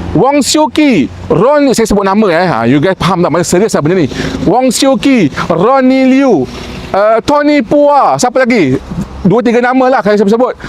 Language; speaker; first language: Malay; native; Malay